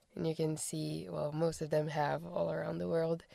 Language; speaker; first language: English; non-native, fluent; Portuguese